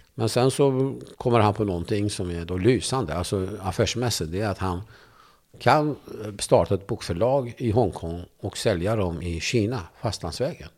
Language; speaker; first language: Swedish; non-native, fluent; Kurdish